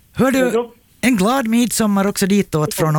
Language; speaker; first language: Swedish; native; Swedish